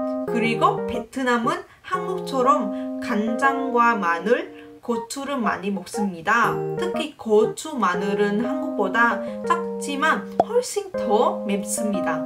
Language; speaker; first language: Korean; non-native, local second language; Vietnamese